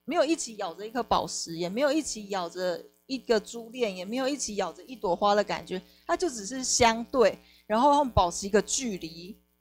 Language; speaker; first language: Chinese; native; Chinese